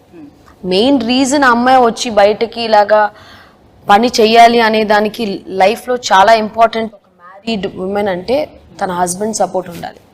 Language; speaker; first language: Telugu; non-native, local second language; Tamil